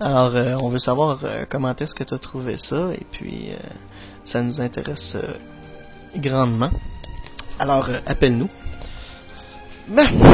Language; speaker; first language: French; native; French